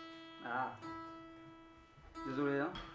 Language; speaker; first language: French; native; French